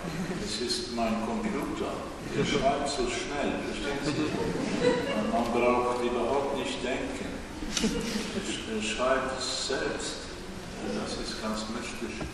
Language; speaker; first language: German; non-native, learner; Swedish